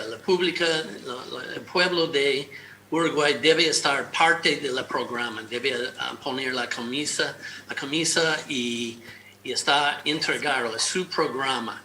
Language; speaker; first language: Spanish; non-native, fluent; English